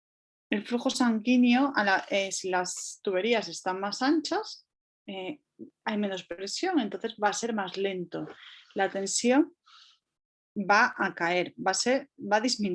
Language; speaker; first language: Spanish; native; Spanish